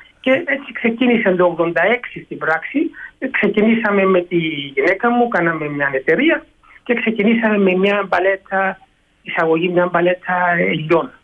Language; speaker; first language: Greek; native; Greek